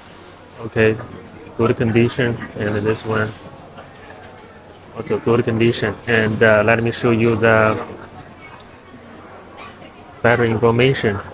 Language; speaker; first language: English; non-native, learner; Chinese